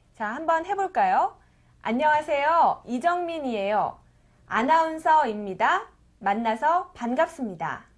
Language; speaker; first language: Korean; native; Korean